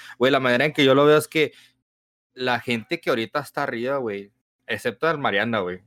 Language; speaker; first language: Spanish; early bilingual, heritage; Spanish